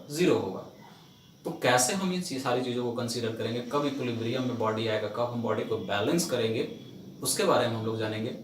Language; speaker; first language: Hindi; native; Hindi